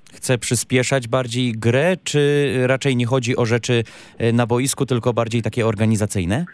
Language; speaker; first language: Polish; native; Polish